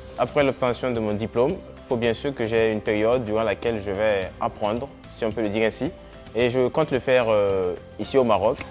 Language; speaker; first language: French; non-native, local second language; Mossi